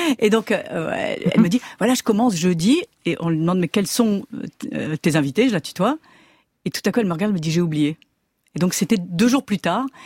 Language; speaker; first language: French; native; French